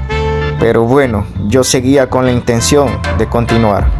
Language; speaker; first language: Spanish; native; Spanish